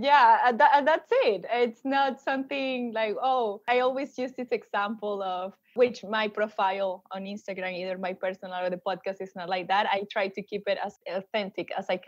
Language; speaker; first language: English; non-native, fluent; Spanish